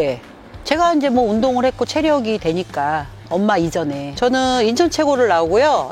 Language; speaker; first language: Korean; native; Korean